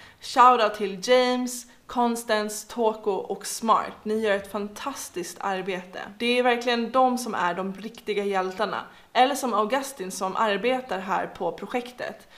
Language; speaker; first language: Swedish; native; Swedish